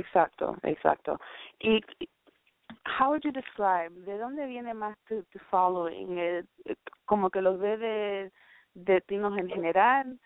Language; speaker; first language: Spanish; early bilingual, heritage; Spanish